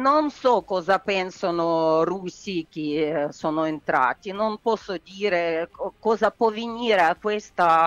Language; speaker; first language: Italian; non-native, learner; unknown